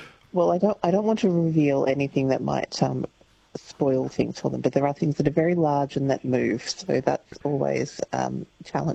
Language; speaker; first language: English; native; English